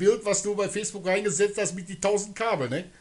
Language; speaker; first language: German; native; German